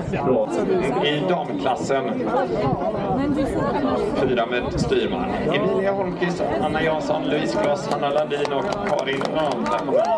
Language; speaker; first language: Swedish; native; Swedish